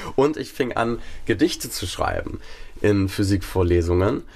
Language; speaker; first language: German; native; German